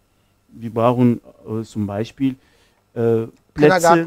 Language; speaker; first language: German; non-native, fluent; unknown